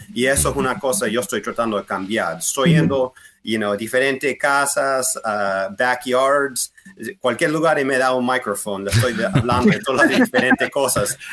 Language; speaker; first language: Spanish; early bilingual, heritage; Spanish